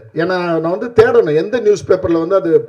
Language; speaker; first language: Tamil; native; Tamil